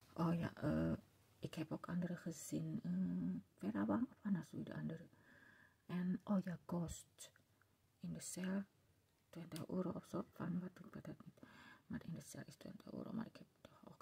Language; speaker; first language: Dutch; non-native, learner; Indonesian